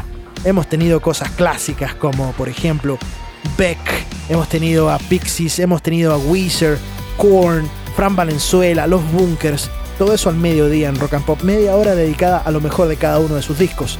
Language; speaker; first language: Spanish; native; Spanish